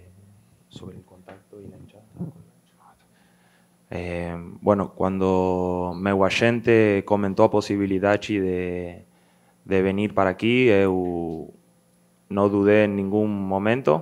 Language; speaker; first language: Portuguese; non-native, learner; Spanish